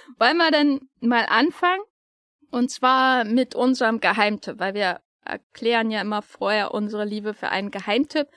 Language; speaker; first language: German; native; German